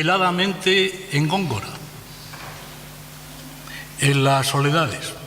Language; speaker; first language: Spanish; native; Spanish